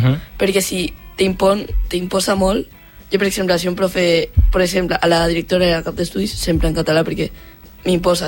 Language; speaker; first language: Catalan; non-native, local second language; Spanish